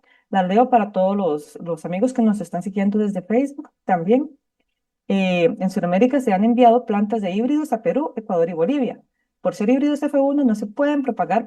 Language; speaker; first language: Spanish; native; Spanish